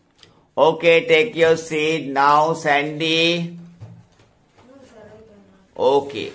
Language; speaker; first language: English; non-native, fluent; Bangla